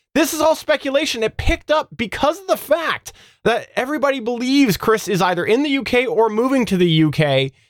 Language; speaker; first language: English; native; English